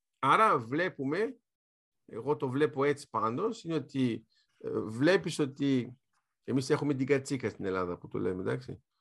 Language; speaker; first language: Greek; early bilingual, heritage; Greek